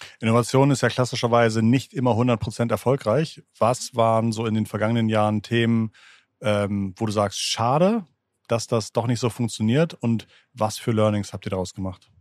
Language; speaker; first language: German; native; German